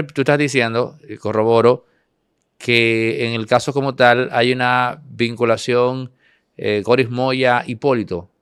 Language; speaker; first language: Spanish; native; Spanish